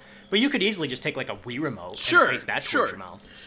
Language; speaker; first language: English; native; English